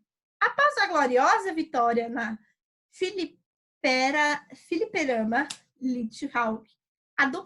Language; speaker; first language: Portuguese; native; Portuguese